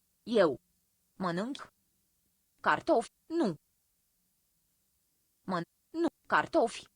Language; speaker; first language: Romanian; non-native, learner; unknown